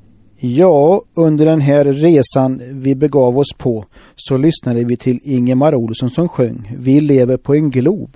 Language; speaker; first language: Swedish; native; Swedish